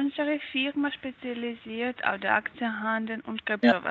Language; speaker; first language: German; non-native, learner; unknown